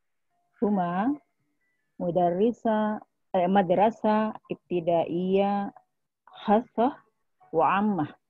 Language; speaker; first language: Arabic; non-native, learner; Indonesian